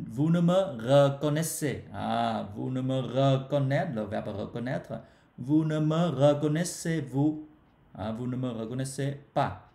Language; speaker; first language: French; non-native, fluent; Vietnamese